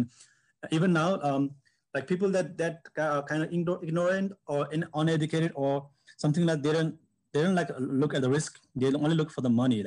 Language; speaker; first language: English; non-native, local second language; Sherpa